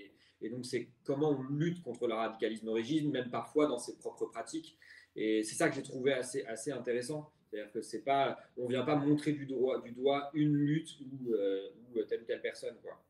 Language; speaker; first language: French; native; French